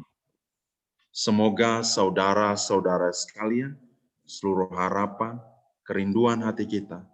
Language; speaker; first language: Indonesian; native; Indonesian